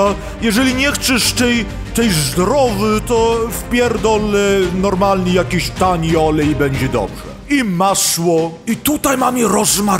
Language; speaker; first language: Polish; early bilingual, heritage; Polish